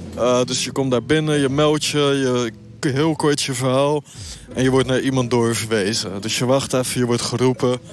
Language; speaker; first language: Dutch; native; Dutch